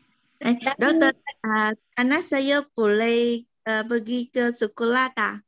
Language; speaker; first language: Indonesian; non-native, learner; Vietnamese